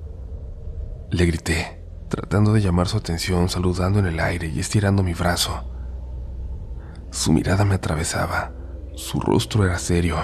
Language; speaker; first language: Spanish; native; Spanish